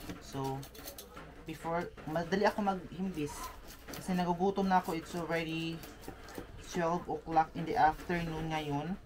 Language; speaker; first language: Filipino; non-native, local second language; Cebuano